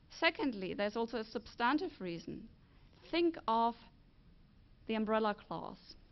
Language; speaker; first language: English; non-native, fluent; German